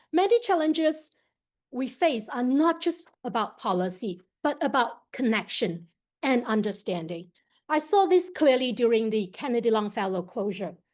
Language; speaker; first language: English; non-native, local second language; Chinese